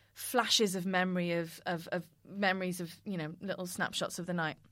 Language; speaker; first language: English; native; English